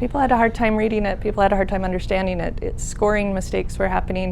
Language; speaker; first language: English; native; English